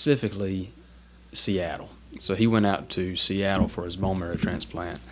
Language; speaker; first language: English; native; English